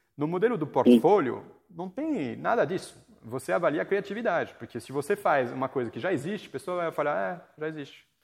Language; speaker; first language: Portuguese; non-native, fluent; French